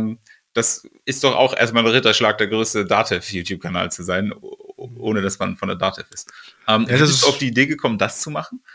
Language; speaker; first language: German; native; German